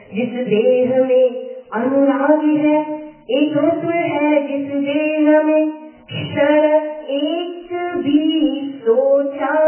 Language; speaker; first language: Hindi; non-native, local second language; Gujarati